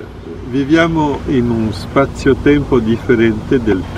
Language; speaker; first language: Italian; non-native, fluent; French